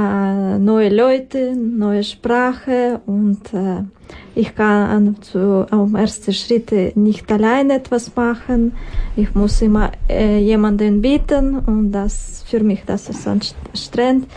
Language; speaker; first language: German; non-native, learner; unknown